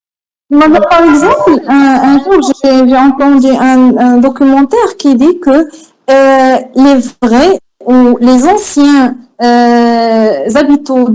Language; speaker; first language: French; non-native, learner; Arabic